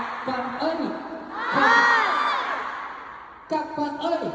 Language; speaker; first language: Vietnamese; non-native, learner; Korean